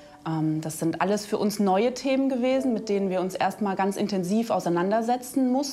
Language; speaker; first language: German; native; German